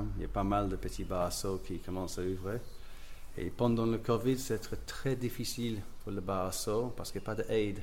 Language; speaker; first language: French; non-native, learner; English